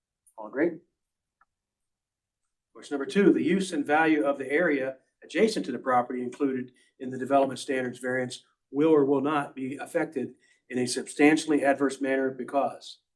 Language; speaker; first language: English; native; English